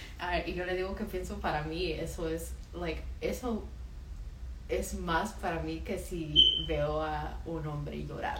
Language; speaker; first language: Spanish; early bilingual, heritage; Spanish